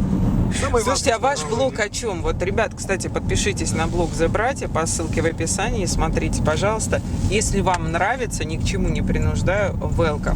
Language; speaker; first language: Russian; native; Russian